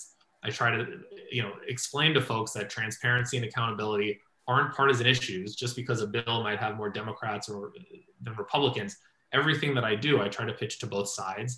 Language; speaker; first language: English; native; English